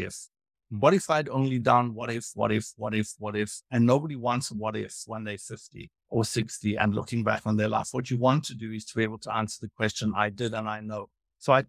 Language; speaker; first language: English; native; English